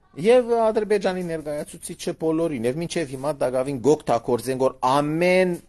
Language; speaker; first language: Armenian; early bilingual, heritage; Armenian